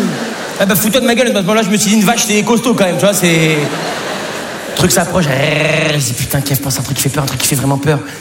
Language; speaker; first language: French; native; French